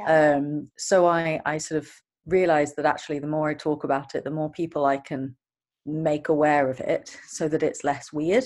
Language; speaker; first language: English; native; English